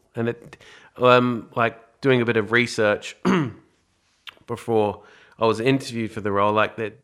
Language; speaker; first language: English; native; English